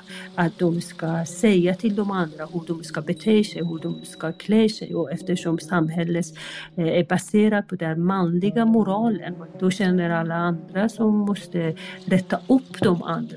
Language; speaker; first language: Swedish; non-native, fluent; Persian